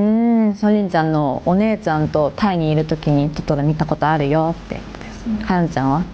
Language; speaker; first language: Japanese; native; Japanese